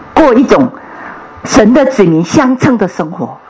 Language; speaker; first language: Chinese; non-native, fluent; Korean